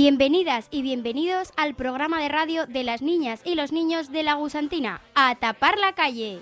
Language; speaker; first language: Spanish; native; Spanish